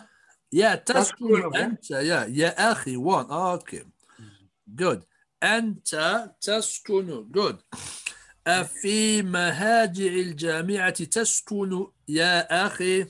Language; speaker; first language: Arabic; non-native, fluent; English